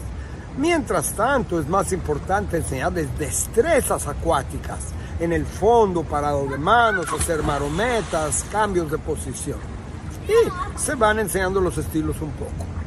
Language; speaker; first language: Spanish; non-native, fluent; English